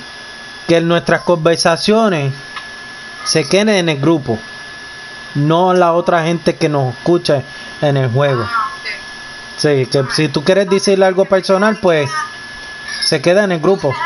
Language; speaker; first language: Spanish; native; Spanish